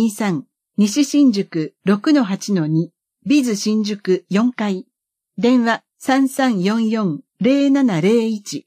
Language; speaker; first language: Japanese; native; Japanese